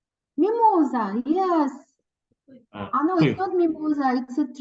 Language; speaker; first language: English; non-native, learner; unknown